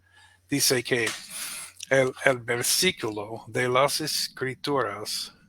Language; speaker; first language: Spanish; non-native, fluent; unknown